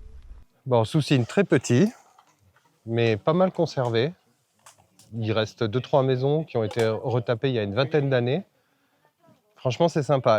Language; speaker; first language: French; native; French